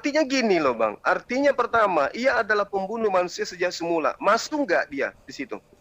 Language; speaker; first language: Indonesian; native; Indonesian